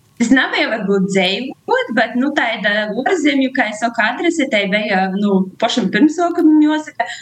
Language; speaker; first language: Latvian; native; Latvian